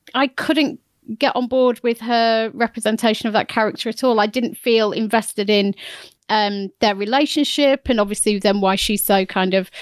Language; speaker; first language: English; native; English